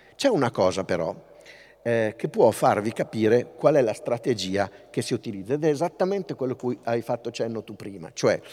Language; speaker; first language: Italian; native; Italian